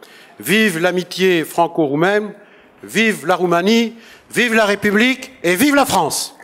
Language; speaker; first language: French; native; French